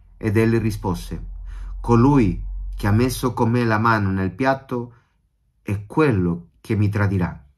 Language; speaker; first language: Italian; non-native, fluent; Spanish